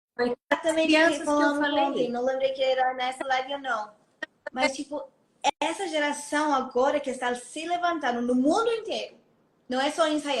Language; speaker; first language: Portuguese; non-native, fluent; Hebrew